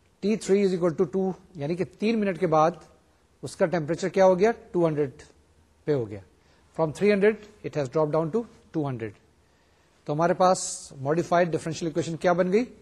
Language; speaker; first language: Urdu; native; Urdu